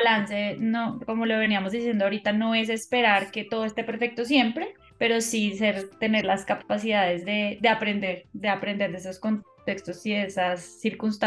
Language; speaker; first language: Spanish; native; Spanish